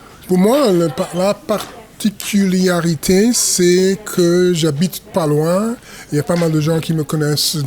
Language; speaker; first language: French; non-native, fluent; English